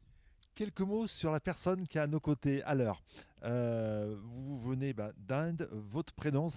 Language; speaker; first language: French; native; French